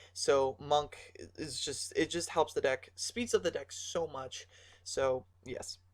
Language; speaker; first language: English; native; English